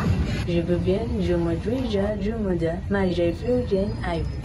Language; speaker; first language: French; non-native, learner; Filipino